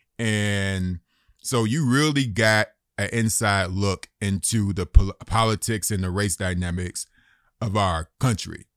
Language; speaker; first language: English; native; English